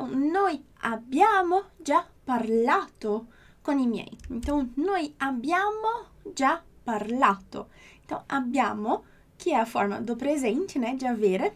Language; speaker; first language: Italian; non-native, fluent; Portuguese